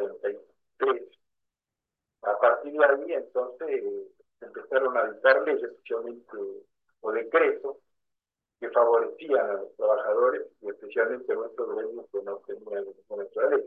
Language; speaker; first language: Spanish; native; Spanish